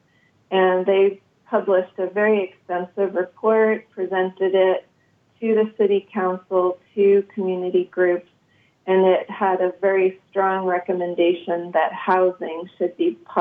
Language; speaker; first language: English; native; English